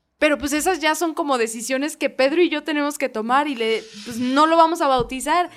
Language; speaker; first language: Spanish; native; Spanish